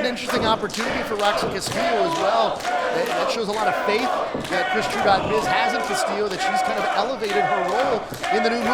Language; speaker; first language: English; native; English